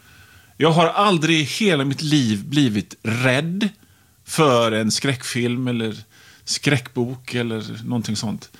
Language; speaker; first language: Swedish; native; Swedish